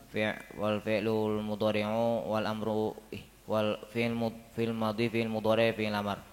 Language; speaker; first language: Arabic; non-native, learner; Indonesian